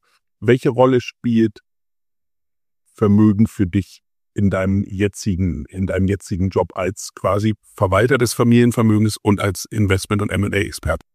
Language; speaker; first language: German; native; German